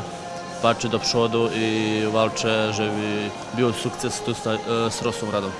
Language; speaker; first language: Polish; non-native, fluent; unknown